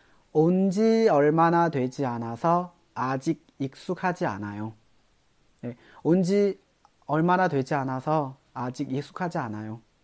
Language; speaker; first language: Korean; non-native, fluent; Chinese